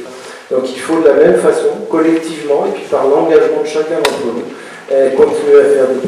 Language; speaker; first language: French; native; French